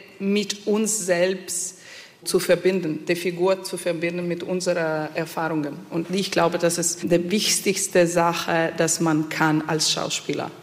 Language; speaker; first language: German; non-native, fluent; Russian